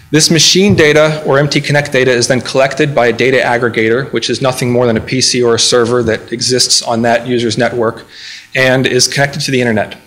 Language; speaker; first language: English; native; English